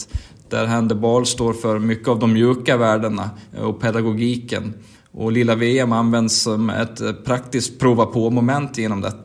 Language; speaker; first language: Swedish; native; Swedish